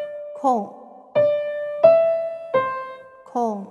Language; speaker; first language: Chinese; native; Chinese